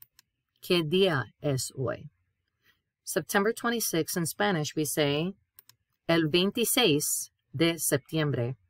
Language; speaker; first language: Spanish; non-native, fluent; English